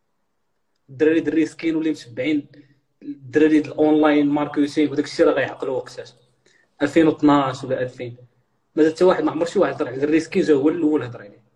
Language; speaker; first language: Arabic; native; Arabic